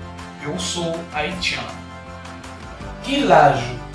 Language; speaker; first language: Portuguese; non-native, fluent; Haitian Creole